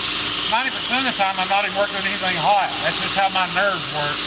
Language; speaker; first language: English; native; English